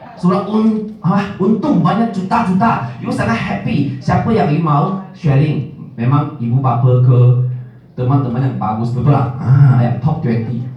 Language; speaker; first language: Malay; non-native, local second language; Min Nan Chinese